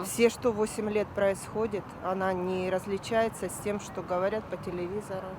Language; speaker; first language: Russian; native; Russian